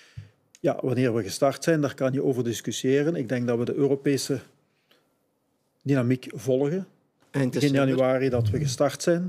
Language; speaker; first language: Dutch; native; Dutch